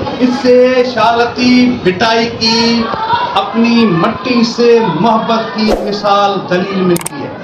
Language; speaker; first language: Urdu; non-native, local second language; Sindhi